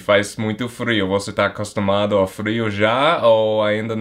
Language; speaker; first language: Portuguese; non-native, fluent; English